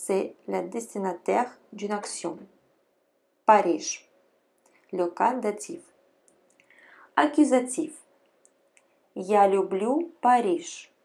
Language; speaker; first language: French; non-native, fluent; Russian